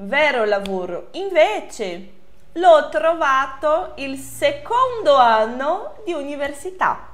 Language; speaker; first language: Italian; non-native, fluent; Portuguese